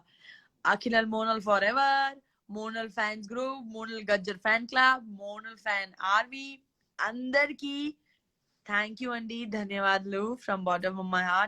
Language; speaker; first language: Telugu; non-native, learner; Gujarati